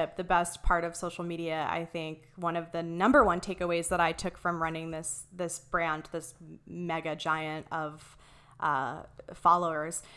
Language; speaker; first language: English; native; English